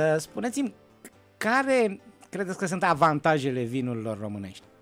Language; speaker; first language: Romanian; native; Romanian